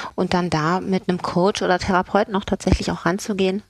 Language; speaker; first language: German; native; German